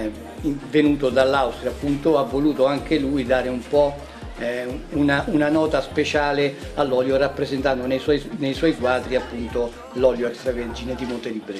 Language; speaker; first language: Italian; native; Italian